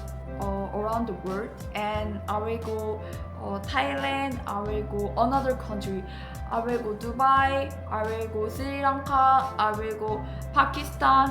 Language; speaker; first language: English; non-native, learner; Korean